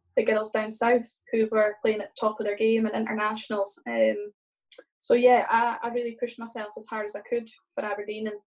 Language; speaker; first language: English; native; English